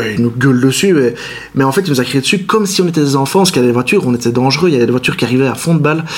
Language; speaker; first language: French; native; French